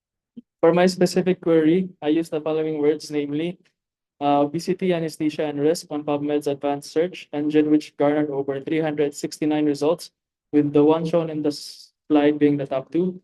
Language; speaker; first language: English; non-native, local second language; Filipino